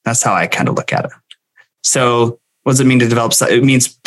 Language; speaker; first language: English; native; English